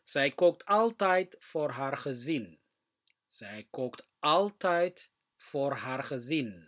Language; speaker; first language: Dutch; non-native, fluent; Somali